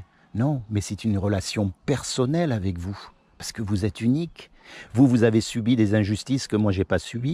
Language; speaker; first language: French; native; French